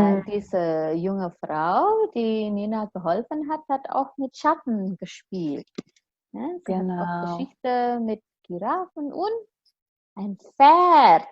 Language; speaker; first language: German; non-native, fluent; Indonesian